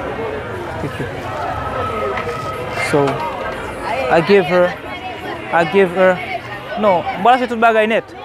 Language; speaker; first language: English; non-native, fluent; Haitian Creole